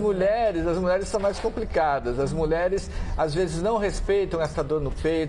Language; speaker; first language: Portuguese; native; Portuguese